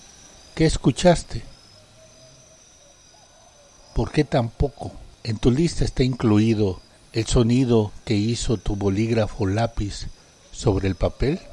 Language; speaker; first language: Spanish; native; Spanish